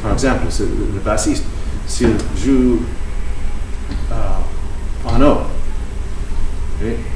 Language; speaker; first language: French; non-native, fluent; English